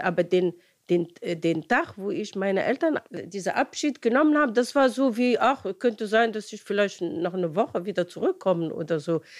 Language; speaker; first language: German; non-native, fluent; Arabic